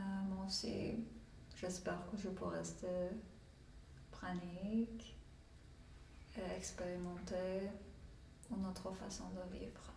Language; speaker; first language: French; non-native, learner; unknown